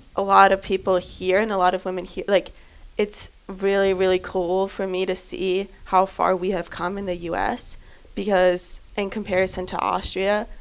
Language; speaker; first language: English; non-native, fluent; German